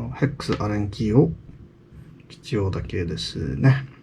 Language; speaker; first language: Japanese; non-native, learner; English